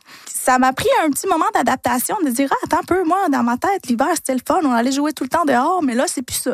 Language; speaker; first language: French; non-native, fluent; Spanish